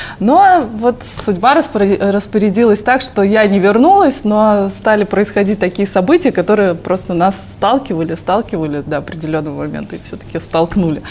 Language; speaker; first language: Russian; native; Russian